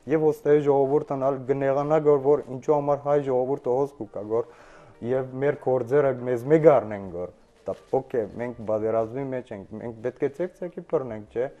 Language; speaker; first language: Armenian; early bilingual, heritage; Armenian